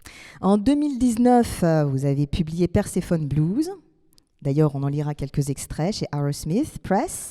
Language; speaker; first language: French; native; French